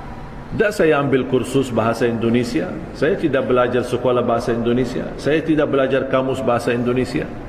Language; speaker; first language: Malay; non-native, fluent; Arabic